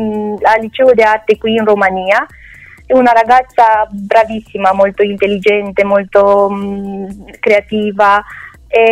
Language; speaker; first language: Italian; non-native, learner; Romanian